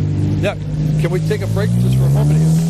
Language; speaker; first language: English; native; English